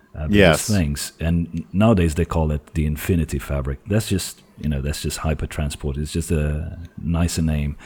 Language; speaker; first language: English; non-native, fluent; Portuguese